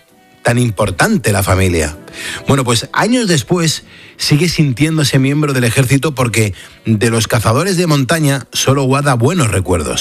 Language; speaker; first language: Spanish; native; Spanish